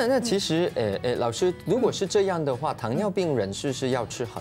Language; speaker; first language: Chinese; native; Chinese